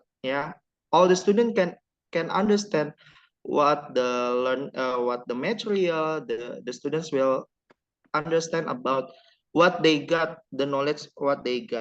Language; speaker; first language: English; non-native, learner; Indonesian